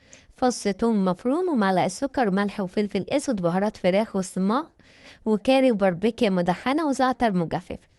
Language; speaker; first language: Arabic; native; Arabic